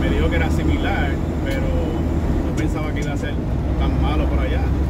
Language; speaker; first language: Spanish; native; Spanish